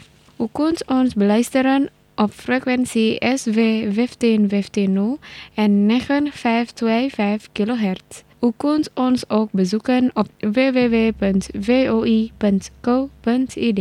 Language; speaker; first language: Dutch; non-native, learner; Indonesian